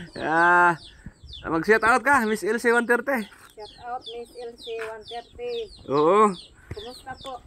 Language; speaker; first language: Filipino; native; Filipino